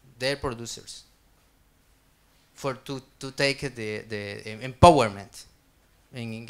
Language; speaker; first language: English; non-native, learner; Spanish